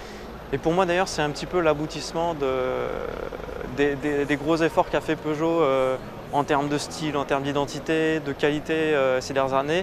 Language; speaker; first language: French; native; French